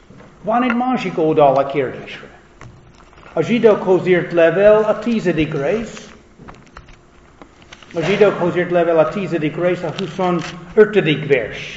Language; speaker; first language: Hungarian; non-native, fluent; English